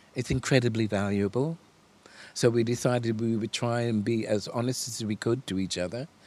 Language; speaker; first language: English; native; English